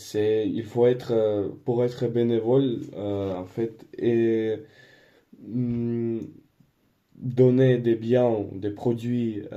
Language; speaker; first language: French; non-native, learner; Spanish